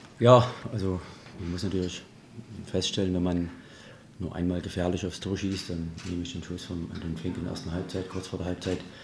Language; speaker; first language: German; native; German